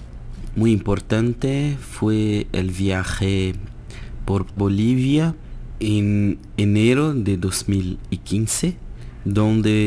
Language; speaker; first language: Spanish; non-native, fluent; Portuguese